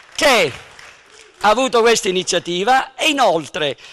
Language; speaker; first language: Italian; native; Italian